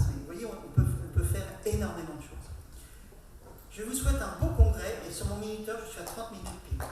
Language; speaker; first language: French; native; French